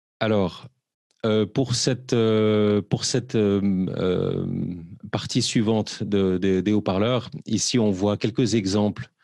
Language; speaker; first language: French; native; French